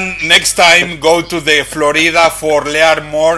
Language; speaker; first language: English; non-native, learner; Spanish